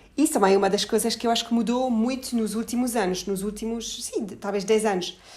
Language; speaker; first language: Portuguese; non-native, fluent; French